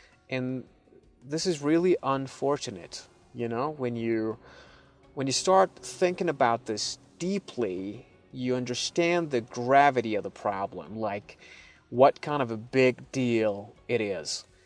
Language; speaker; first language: English; non-native, fluent; Persian